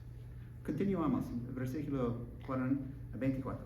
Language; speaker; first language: Spanish; non-native, learner; English